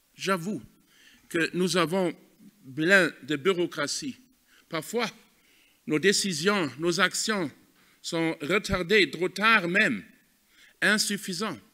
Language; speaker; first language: French; non-native, fluent; German